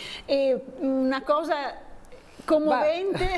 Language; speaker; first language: Italian; native; Italian